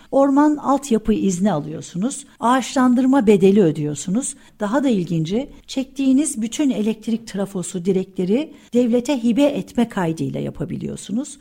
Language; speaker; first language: Turkish; early bilingual, heritage; Turkish